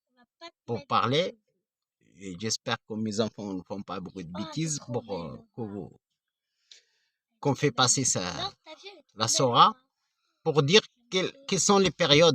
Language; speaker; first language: French; non-native, fluent; Arabic